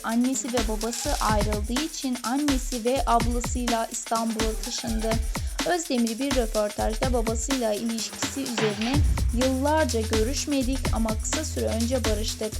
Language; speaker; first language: Turkish; native; Turkish